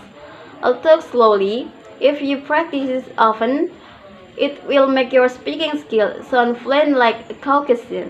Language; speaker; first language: English; non-native, learner; Indonesian